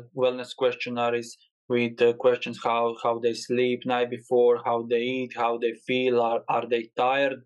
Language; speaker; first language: English; non-native, learner; Croatian